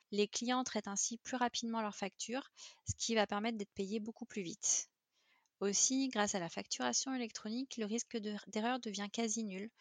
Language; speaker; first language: French; native; French